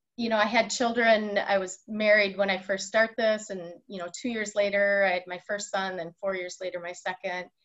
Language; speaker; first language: English; native; English